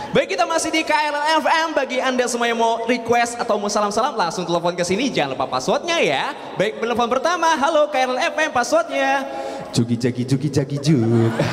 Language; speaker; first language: Indonesian; native; Indonesian